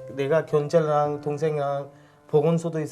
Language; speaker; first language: Korean; non-native, learner; Urdu